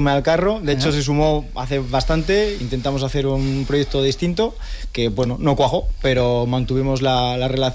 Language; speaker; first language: Spanish; native; Spanish